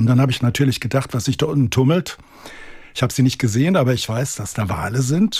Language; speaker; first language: German; native; German